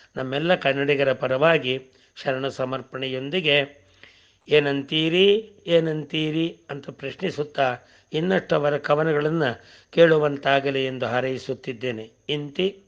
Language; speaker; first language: Kannada; non-native, local second language; Tamil